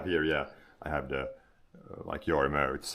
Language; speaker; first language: English; non-native, fluent; Swedish